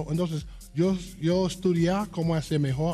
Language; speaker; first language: Spanish; non-native, learner; English